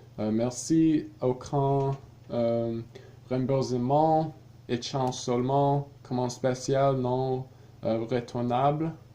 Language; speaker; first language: French; non-native, learner; English